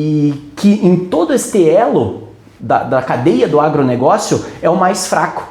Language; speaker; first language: Portuguese; native; Portuguese